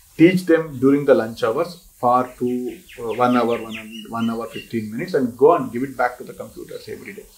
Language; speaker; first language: English; non-native, local second language; Kannada